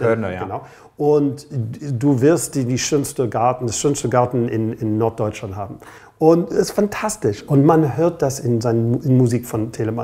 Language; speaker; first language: German; non-native, fluent; English